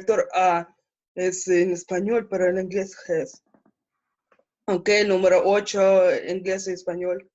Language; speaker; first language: Spanish; non-native, learner; Russian